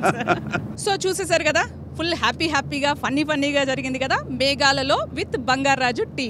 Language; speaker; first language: Telugu; native; Telugu